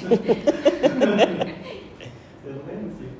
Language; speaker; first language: French; non-native, learner; Khmer